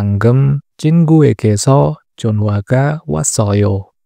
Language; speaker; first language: Korean; non-native, learner; Indonesian